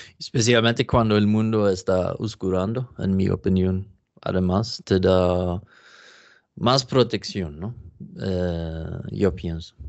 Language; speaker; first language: Spanish; non-native, learner; Swedish